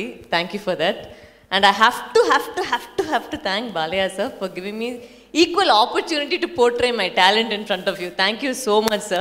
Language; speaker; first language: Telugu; non-native, fluent; Tamil